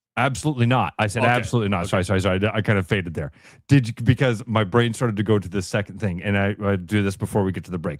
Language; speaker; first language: English; native; English